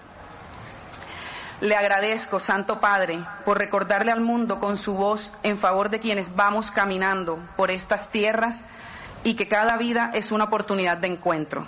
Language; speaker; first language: Spanish; native; Spanish